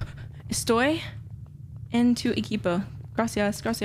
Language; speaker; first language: Spanish; non-native, learner; English